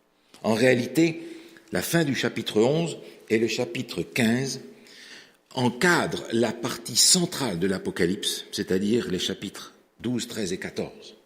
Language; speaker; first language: French; native; French